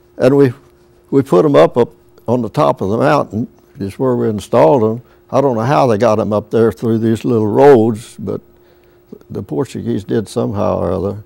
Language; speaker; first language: English; native; English